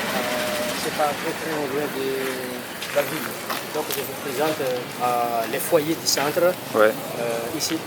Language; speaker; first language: French; non-native, local second language; Malagasy